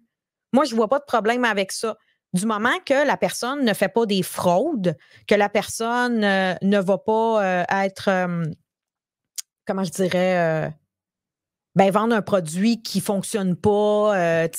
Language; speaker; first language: French; native; French